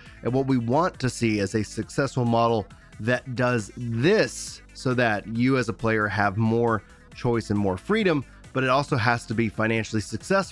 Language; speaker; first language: English; native; English